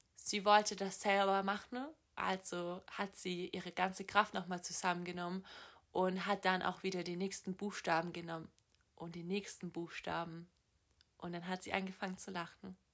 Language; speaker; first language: German; native; German